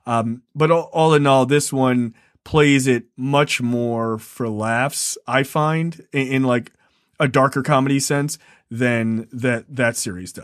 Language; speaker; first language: English; native; English